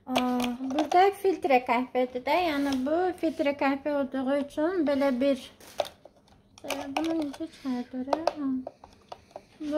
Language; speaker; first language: Turkish; non-native, learner; Azerbaijani